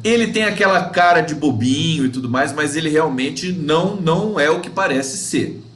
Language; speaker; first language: Portuguese; native; Portuguese